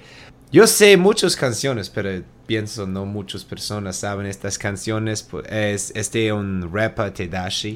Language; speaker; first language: Spanish; non-native, learner; German